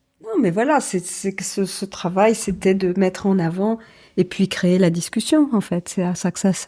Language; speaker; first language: French; native; French